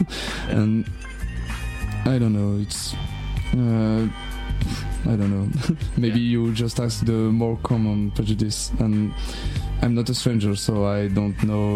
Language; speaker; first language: English; non-native, learner; French